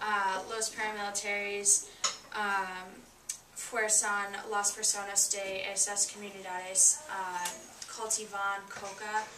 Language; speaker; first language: Spanish; non-native, learner; English